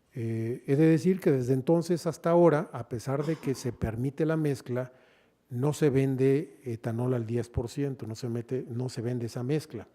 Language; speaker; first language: Spanish; native; Spanish